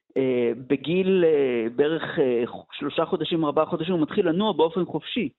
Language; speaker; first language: Hebrew; native; Hebrew